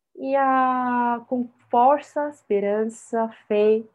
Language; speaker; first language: Portuguese; non-native, fluent; Arabic